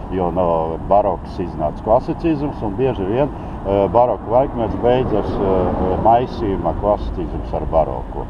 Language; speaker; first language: Latvian; non-native, local second language; Russian